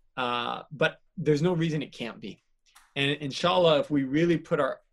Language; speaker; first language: English; native; English